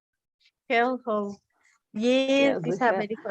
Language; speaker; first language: English; non-native, learner; Spanish